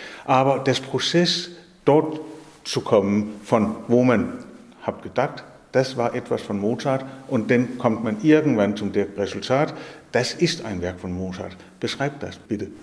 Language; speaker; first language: German; non-native, learner; Danish